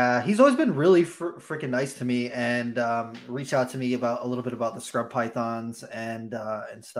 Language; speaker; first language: English; native; English